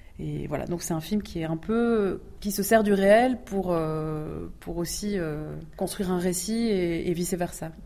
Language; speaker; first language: French; early bilingual, other home language; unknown